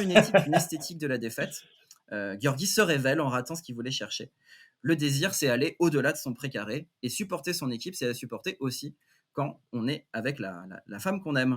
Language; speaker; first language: French; native; French